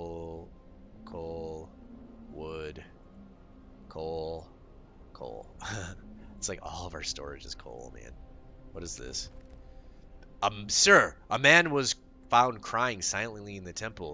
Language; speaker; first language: English; native; English